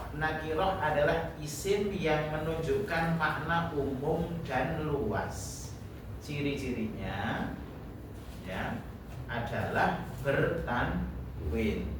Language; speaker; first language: Indonesian; native; Indonesian